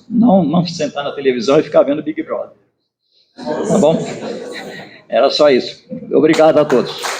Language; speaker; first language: Portuguese; native; Portuguese